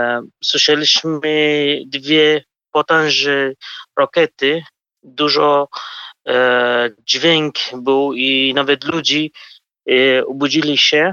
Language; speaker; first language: Polish; non-native, fluent; Kurdish